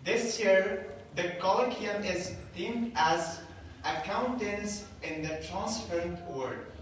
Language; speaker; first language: English; non-native, fluent; Persian